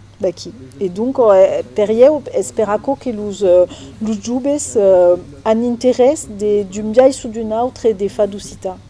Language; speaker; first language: Occitan; non-native, local second language; French